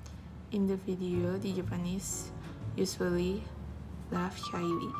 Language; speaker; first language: English; non-native, fluent; Indonesian